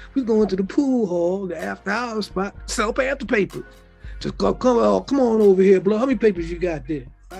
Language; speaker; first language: English; native; English